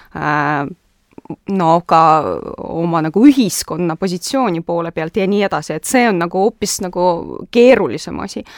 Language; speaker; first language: Estonian; non-native, local second language; Russian